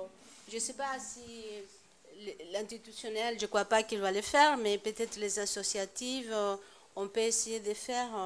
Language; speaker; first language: French; non-native, fluent; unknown